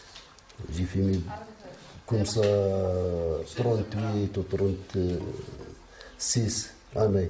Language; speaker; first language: French; non-native, learner; Arabic